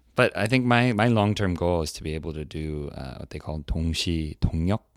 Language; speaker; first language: English; native; English